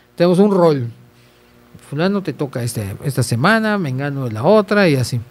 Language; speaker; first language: Spanish; native; Spanish